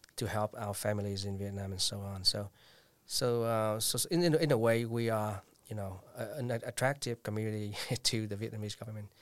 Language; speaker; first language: English; non-native, fluent; Vietnamese